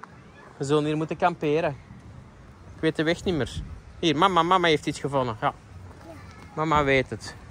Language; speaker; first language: Dutch; native; Dutch